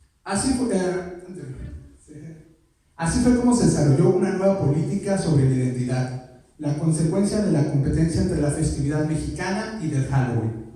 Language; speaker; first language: Spanish; native; Spanish